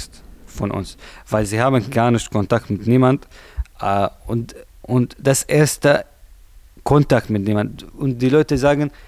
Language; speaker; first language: German; non-native, learner; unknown